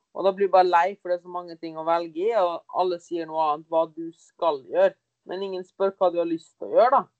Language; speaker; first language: Norwegian; early bilingual, other home language; German